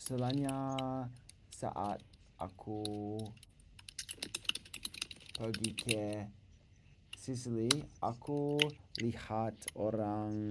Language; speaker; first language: Indonesian; non-native, learner; English